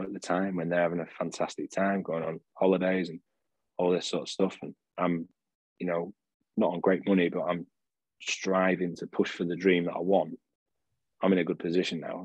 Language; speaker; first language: English; native; English